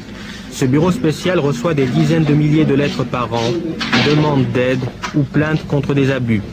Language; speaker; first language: French; native; French